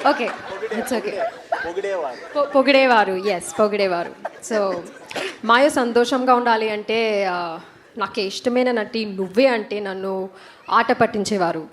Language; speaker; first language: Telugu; non-native, learner; English